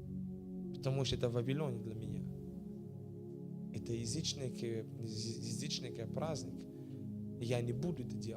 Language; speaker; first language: Russian; non-native, fluent; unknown